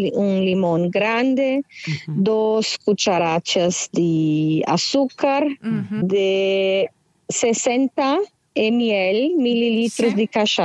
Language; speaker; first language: Spanish; non-native, fluent; Portuguese